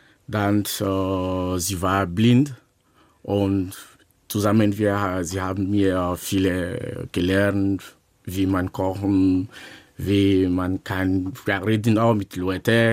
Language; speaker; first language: German; non-native, learner; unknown